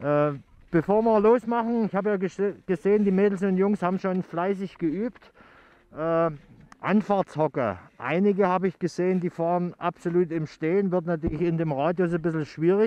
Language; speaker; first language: German; native; German